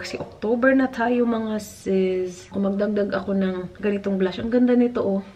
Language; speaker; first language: Filipino; native; Filipino